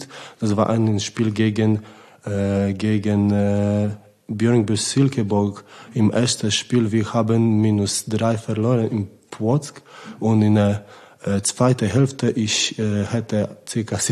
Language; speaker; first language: German; non-native, learner; Polish